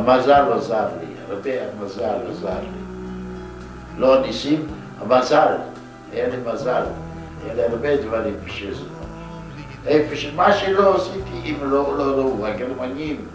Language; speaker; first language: Hebrew; non-native, fluent; Yiddish